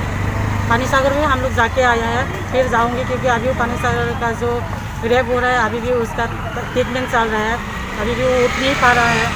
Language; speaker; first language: Hindi; non-native, local second language; Kok Borok